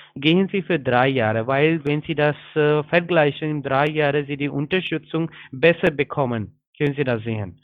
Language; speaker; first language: German; non-native, fluent; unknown